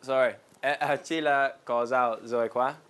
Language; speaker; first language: Vietnamese; non-native, learner; English